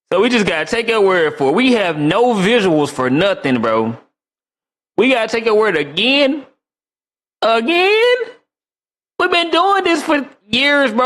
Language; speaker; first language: English; native; English